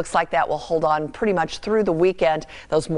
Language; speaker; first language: English; native; English